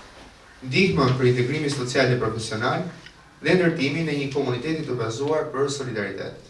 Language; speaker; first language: Albanian; native; Albanian